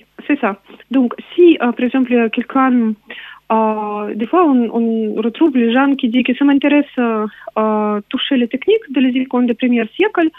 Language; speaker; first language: French; non-native, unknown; Russian